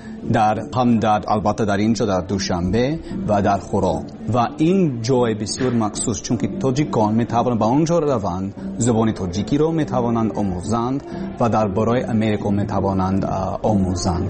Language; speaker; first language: Persian; non-native, learner; English